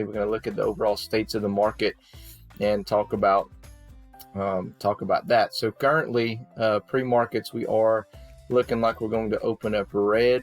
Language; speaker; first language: English; native; English